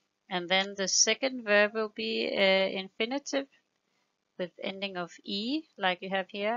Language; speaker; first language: English; non-native, fluent; Danish